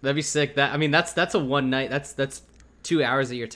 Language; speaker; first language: English; native; English